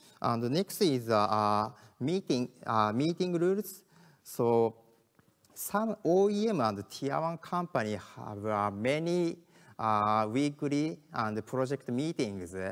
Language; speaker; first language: English; non-native, learner; Japanese